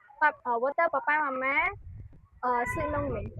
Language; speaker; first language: Chinese; non-native, learner; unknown